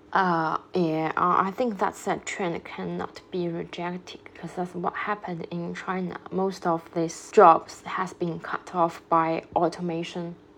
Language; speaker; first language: English; non-native, fluent; Chinese